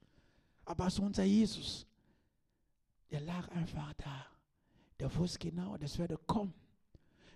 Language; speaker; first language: German; non-native, learner; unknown